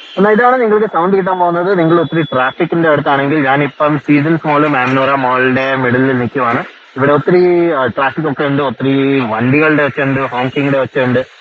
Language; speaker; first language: Malayalam; early bilingual, heritage; Malayalam